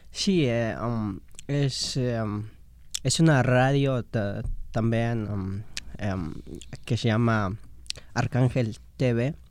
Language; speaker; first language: Spanish; non-native, local second language; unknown